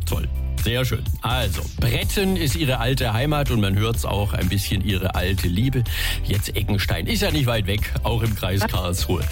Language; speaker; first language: German; native; German